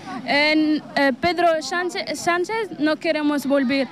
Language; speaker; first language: Spanish; non-native, learner; Arabic